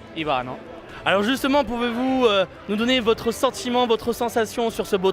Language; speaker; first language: French; native; French